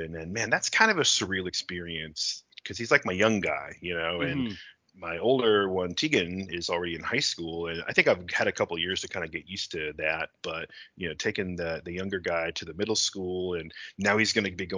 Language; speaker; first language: English; native; English